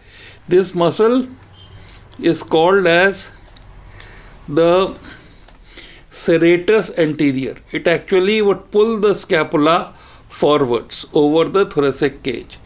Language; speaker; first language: English; non-native, local second language; Hindi